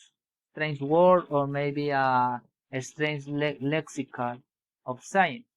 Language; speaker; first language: English; non-native, learner; Spanish